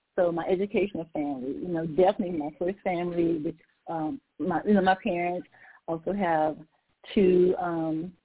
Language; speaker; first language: English; native; English